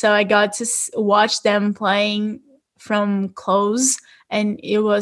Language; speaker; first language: English; non-native, fluent; Portuguese